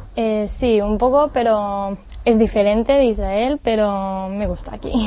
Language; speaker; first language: Spanish; non-native, learner; Hebrew